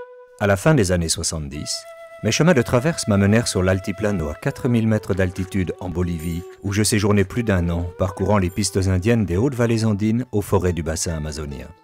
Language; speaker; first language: French; native; French